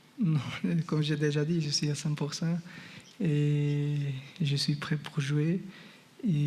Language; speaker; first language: French; non-native, fluent; Portuguese